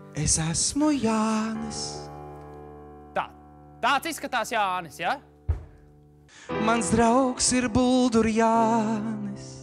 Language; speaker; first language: Latvian; native; Latvian